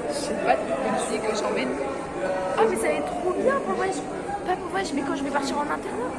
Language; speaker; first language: French; native; French